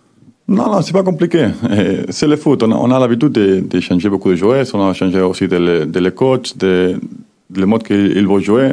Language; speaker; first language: French; non-native, learner; Spanish